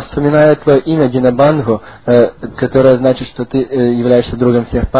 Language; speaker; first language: Russian; native; Russian